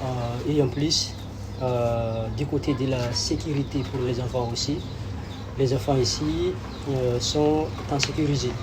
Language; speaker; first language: French; non-native, local second language; Malagasy